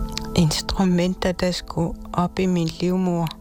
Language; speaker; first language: Danish; non-native, local second language; Kalaallisut